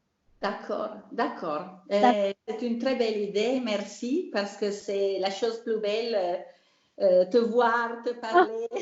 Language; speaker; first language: French; non-native, learner; Italian